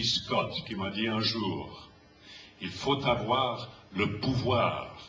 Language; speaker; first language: French; non-native, fluent; English